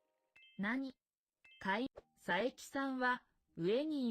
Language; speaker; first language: Japanese; non-native, learner; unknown